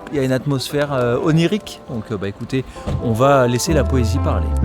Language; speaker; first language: French; native; French